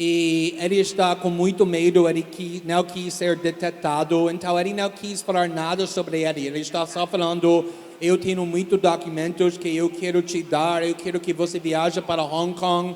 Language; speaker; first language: Portuguese; non-native, fluent; English